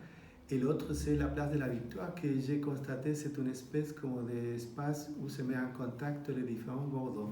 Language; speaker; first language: French; non-native, fluent; Spanish